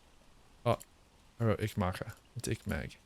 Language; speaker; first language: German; non-native, learner; English